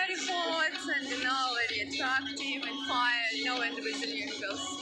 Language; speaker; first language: English; non-native, learner; Georgian